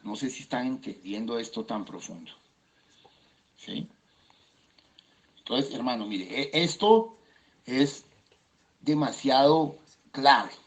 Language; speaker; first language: Spanish; native; Spanish